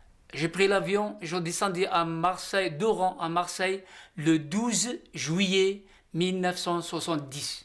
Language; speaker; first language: French; non-native, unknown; Riffian